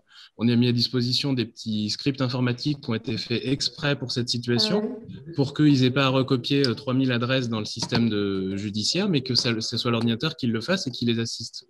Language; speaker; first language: French; native; French